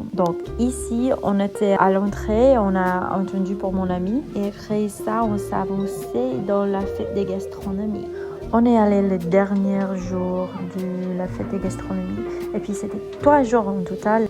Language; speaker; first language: French; non-native, fluent; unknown